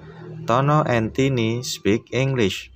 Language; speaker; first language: English; non-native, fluent; Indonesian